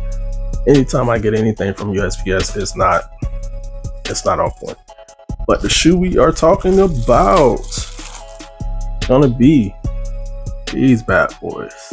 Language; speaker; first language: English; native; English